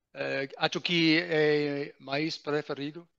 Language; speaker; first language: Portuguese; non-native, learner; English